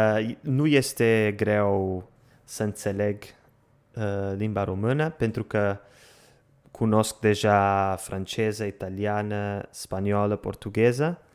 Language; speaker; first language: Romanian; non-native, learner; Portuguese